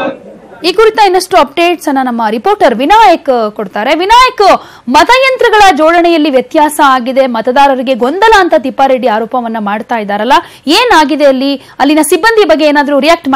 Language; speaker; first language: Kannada; native; Kannada